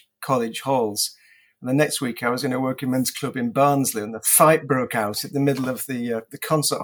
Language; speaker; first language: English; native; English